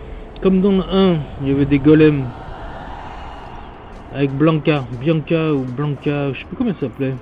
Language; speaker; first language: French; native; French